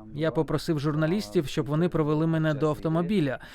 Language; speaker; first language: Ukrainian; early bilingual, heritage; Uzbek